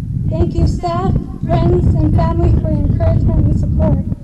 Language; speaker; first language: English; native; English